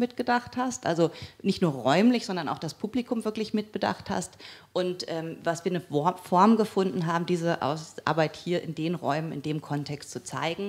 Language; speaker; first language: German; native; German